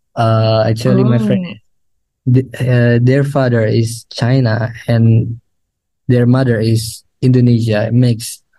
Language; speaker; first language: English; non-native, learner; Indonesian